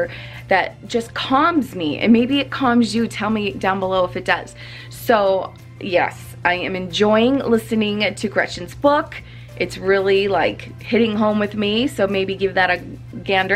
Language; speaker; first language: English; native; English